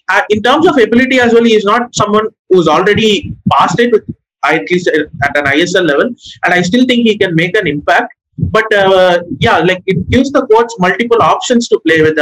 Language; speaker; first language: English; non-native, local second language; Tamil